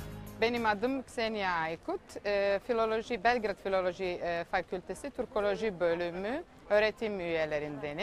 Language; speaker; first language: Turkish; non-native, fluent; Serbian